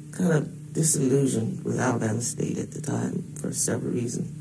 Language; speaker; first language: English; native; English